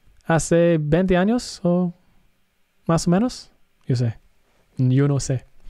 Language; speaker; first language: Spanish; non-native, learner; English